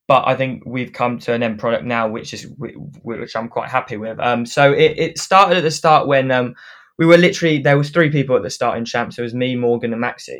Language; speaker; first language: English; non-native, fluent; French